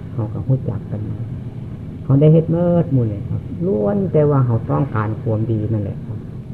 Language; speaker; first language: Thai; native; Thai